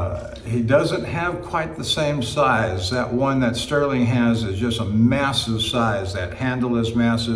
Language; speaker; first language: English; native; English